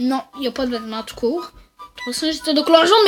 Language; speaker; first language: French; native; French